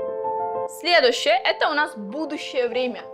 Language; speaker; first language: Russian; non-native, local second language; Uzbek